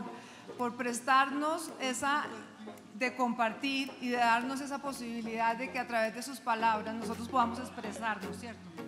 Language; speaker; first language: Spanish; native; Spanish